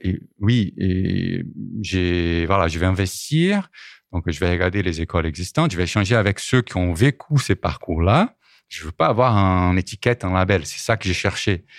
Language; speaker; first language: French; non-native, fluent; Portuguese